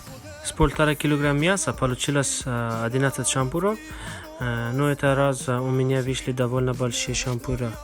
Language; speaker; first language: Russian; non-native, fluent; Persian